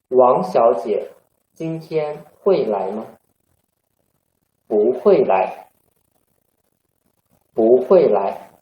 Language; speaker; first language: Chinese; non-native, fluent; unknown